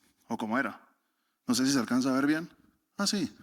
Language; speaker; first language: Spanish; native; Spanish